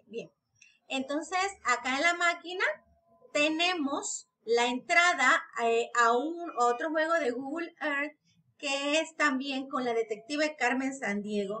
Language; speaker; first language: Spanish; native; Spanish